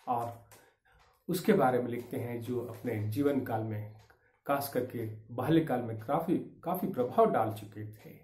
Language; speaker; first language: Hindi; non-native, local second language; Kannada